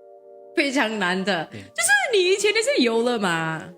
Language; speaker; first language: Chinese; non-native, learner; Indonesian